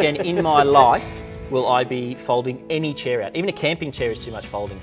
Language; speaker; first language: English; native; English